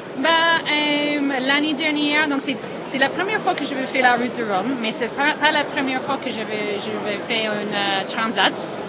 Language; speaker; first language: French; non-native, fluent; English